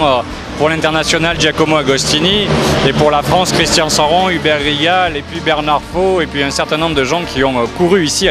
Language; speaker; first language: French; native; French